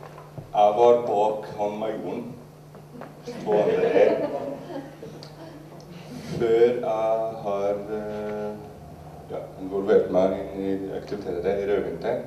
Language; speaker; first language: Norwegian; non-native, learner; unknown